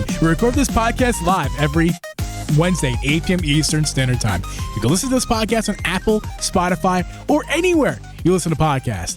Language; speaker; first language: English; native; English